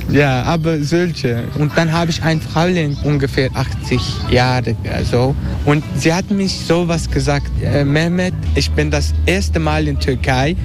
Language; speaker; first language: German; non-native, learner; Turkish